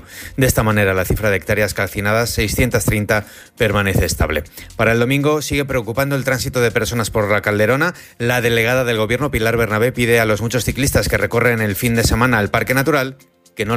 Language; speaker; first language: Spanish; native; Spanish